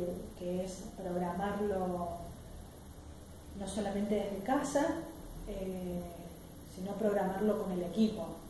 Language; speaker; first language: Spanish; native; Spanish